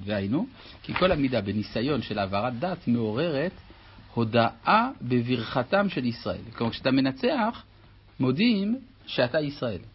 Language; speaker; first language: Hebrew; native; Hebrew